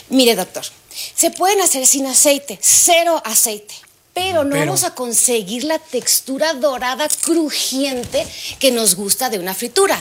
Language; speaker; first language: Spanish; native; Spanish